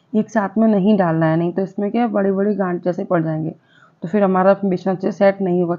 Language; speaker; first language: Hindi; non-native, local second language; Gujarati